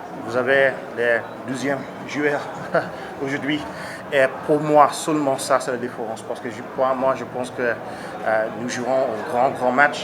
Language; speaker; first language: French; non-native, learner; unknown